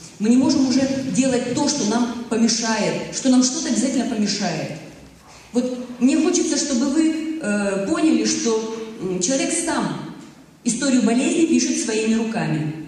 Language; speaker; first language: Russian; native; Russian